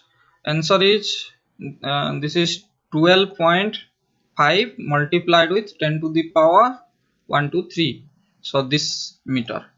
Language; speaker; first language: English; non-native, local second language; Hindi